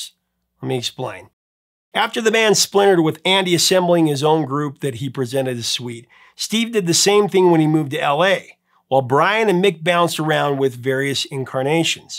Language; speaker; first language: English; native; English